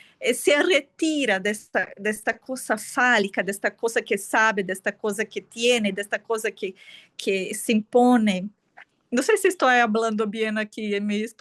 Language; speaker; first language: Spanish; non-native, fluent; Portuguese